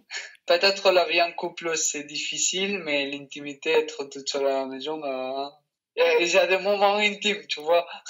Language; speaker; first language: French; non-native, fluent; Spanish